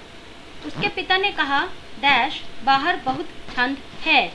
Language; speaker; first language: Hindi; native; Hindi